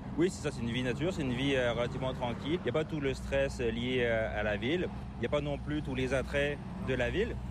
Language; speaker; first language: French; native; French